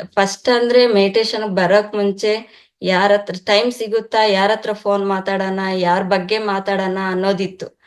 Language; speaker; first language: Kannada; non-native, local second language; Telugu